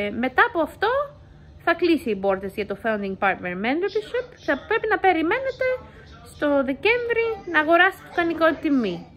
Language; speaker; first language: Greek; early bilingual, heritage; English